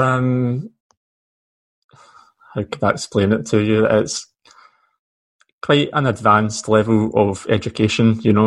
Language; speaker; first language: English; native; English